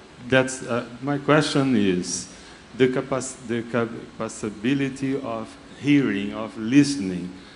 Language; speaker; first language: English; non-native, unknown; Portuguese